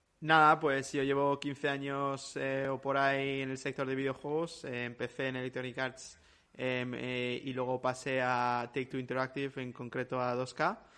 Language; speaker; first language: Spanish; native; Spanish